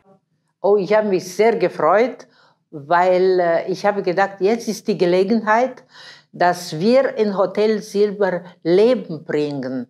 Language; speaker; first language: German; non-native, fluent; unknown